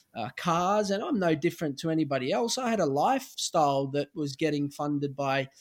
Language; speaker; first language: English; native; English